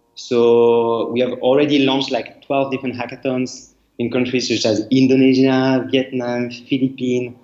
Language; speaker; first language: English; non-native, fluent; French